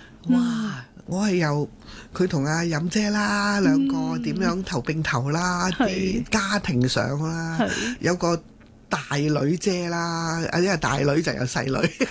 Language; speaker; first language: Cantonese; native; Cantonese